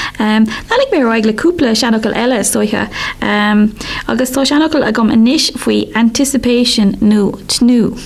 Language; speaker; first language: Irish; non-native, local second language; English